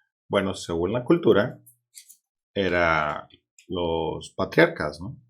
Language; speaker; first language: Spanish; native; Spanish